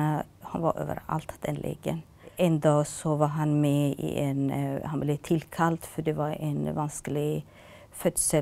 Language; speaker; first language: Norwegian; non-native, fluent; Tigrinya